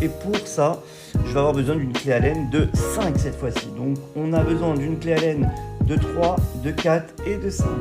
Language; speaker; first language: French; native; French